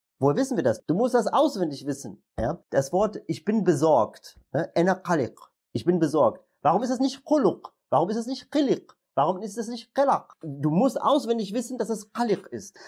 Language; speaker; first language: German; native; German